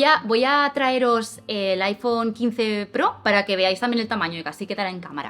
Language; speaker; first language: Spanish; native; Spanish